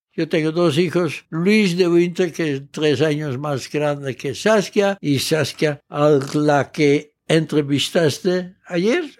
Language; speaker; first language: Spanish; early bilingual, heritage; Dutch